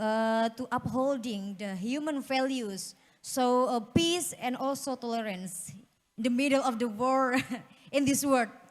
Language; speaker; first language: English; non-native, fluent; Indonesian